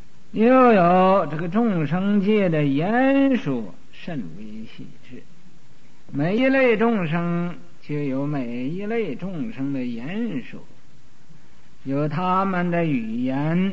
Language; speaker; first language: Chinese; native; Chinese